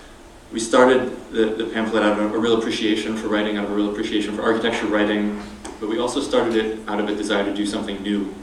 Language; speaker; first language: English; native; English